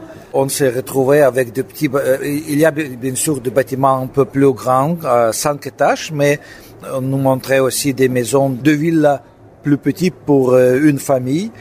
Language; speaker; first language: French; non-native, fluent; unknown